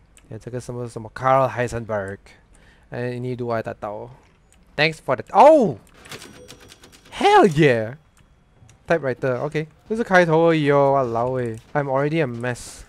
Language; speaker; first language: English; non-native, local second language; Chinese